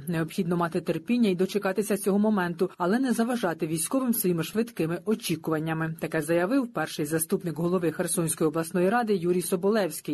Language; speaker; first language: Ukrainian; native; Ukrainian